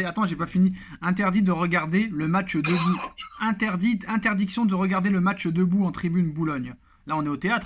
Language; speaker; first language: French; native; French